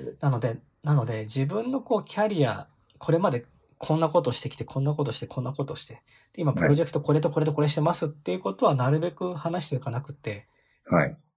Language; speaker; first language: Japanese; native; Japanese